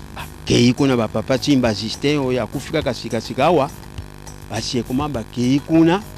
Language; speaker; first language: Lingala; non-native, local second language; Kongo